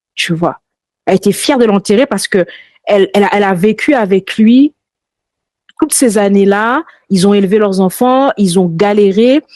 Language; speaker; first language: French; early bilingual, other home language; Haitian Creole